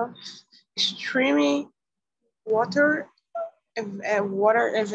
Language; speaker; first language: English; non-native, learner; Portuguese